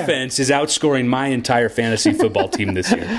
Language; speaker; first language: English; native; English